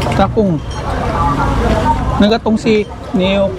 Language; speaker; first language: Chinese; non-native, learner; Filipino